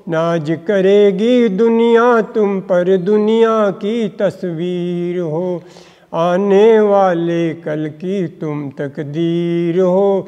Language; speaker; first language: Hindi; native; Hindi